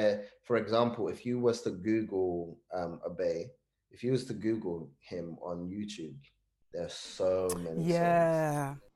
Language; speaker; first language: English; early bilingual, other home language; Hausa